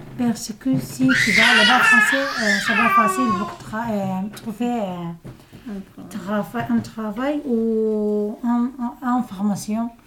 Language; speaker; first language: French; non-native, learner; Arabic